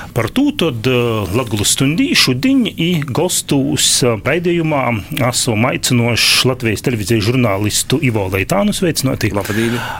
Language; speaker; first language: Latvian; native; Latvian